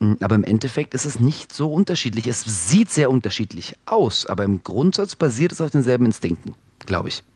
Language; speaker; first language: German; early bilingual, other home language; Russian